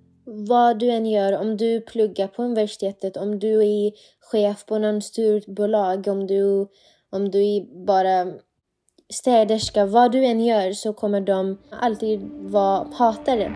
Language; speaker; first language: Swedish; non-native, fluent; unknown